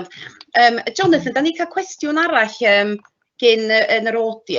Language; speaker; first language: Welsh; native; Welsh